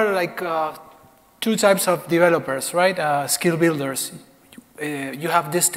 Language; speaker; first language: English; non-native, fluent; Spanish